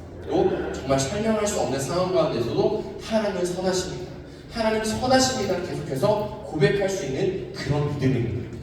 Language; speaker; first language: Korean; native; Korean